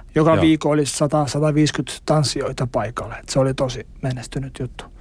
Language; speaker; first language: Finnish; non-native, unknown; Albanian